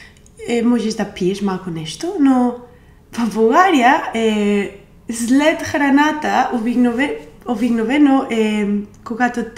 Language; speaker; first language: Bulgarian; non-native, learner; Spanish